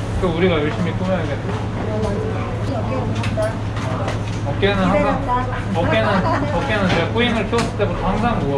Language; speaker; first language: Korean; native; Korean